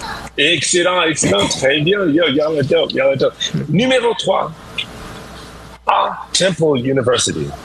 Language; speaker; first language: French; non-native, fluent; English